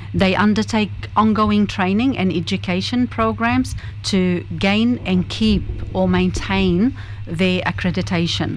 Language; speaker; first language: English; non-native, fluent; Arabic